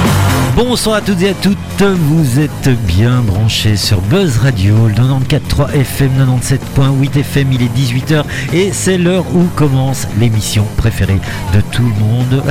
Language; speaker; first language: French; native; French